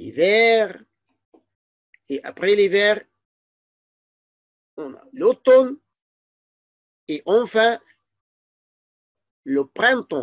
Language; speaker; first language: French; non-native, fluent; Arabic